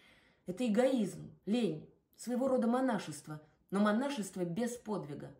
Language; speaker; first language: Russian; native; Russian